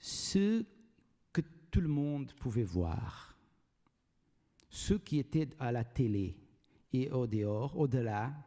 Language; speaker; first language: French; non-native, learner; Portuguese